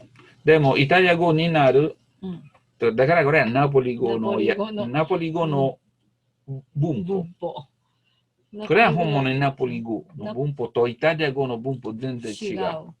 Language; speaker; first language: Japanese; non-native, learner; Italian